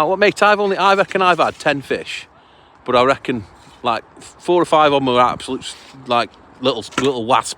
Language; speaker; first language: English; native; English